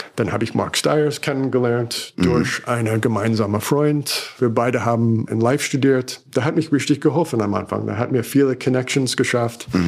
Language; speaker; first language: German; non-native, fluent; English